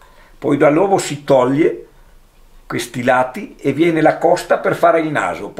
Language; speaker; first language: Italian; native; Italian